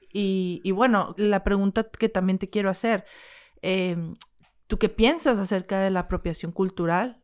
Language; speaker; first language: Spanish; native; Spanish